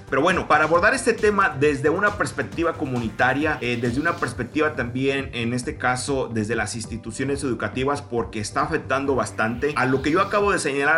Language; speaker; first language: Spanish; native; Spanish